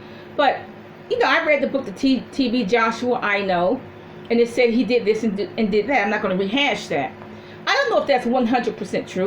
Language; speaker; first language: English; native; English